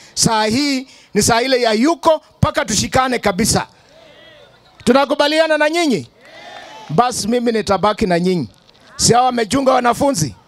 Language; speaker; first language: Swahili; non-native, local second language; Luyia